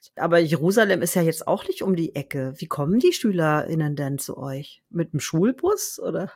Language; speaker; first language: German; native; German